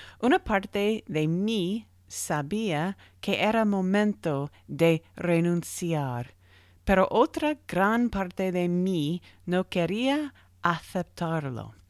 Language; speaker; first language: Spanish; non-native, learner; English